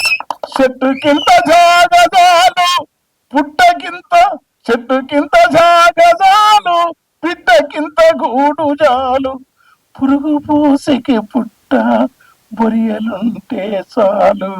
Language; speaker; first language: Telugu; native; Telugu